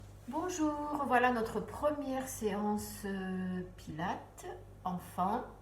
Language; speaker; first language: French; native; French